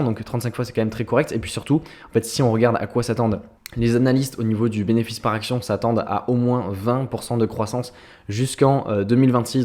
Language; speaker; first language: French; native; French